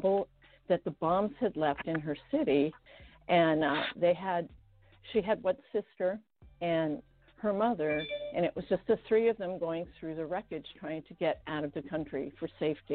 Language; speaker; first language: English; non-native, fluent; Estonian